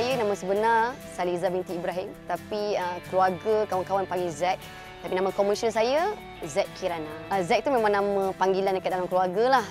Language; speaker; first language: Malay; native; Malay